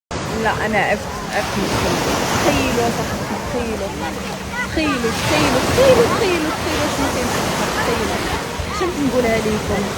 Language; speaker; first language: Arabic; native; Arabic